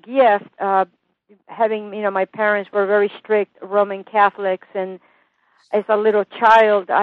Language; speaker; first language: English; non-native, fluent; Italian